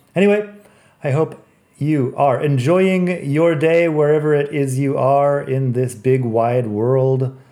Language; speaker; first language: English; native; English